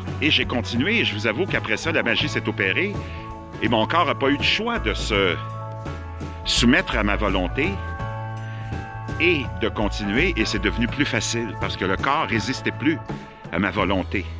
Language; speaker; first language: French; native; French